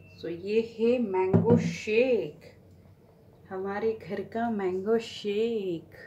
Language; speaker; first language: Hindi; non-native, local second language; Marathi